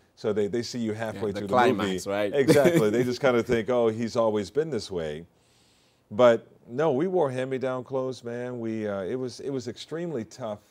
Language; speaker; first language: English; native; English